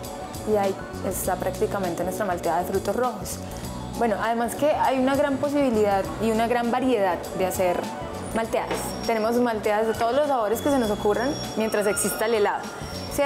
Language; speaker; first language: Spanish; native; Spanish